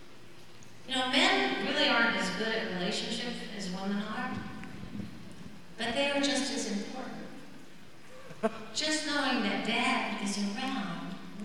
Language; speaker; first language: English; native; English